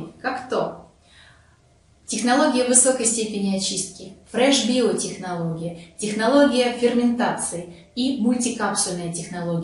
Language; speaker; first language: Russian; native; Russian